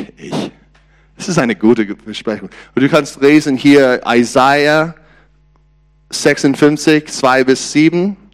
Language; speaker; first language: German; non-native, learner; English